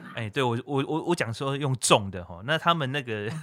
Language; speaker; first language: Chinese; native; Chinese